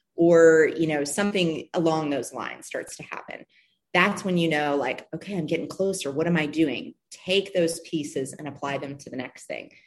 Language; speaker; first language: English; native; English